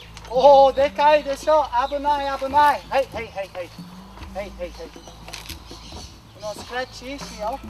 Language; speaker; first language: Japanese; non-native, learner; English